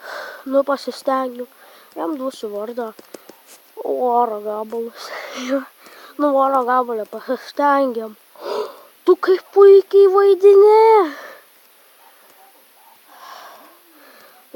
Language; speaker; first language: Lithuanian; native; Lithuanian